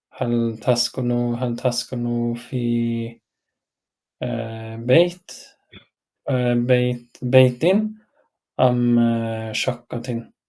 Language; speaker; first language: Arabic; non-native, learner; Norwegian